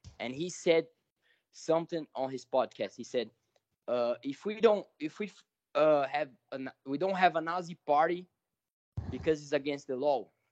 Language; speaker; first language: English; non-native, fluent; Portuguese